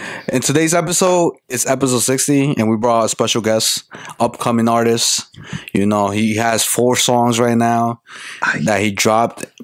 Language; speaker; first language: English; early bilingual, other home language; Spanish